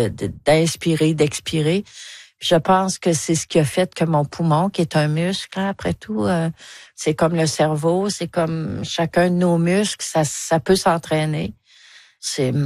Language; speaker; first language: French; native; French